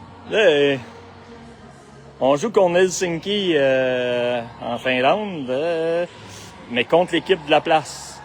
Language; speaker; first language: French; native; French